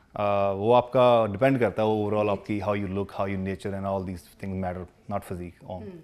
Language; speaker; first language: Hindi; non-native, local second language; Punjabi